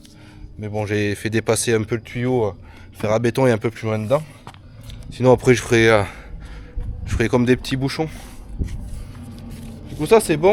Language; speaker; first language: French; native; French